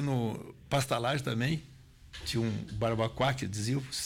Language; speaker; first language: Portuguese; native; Portuguese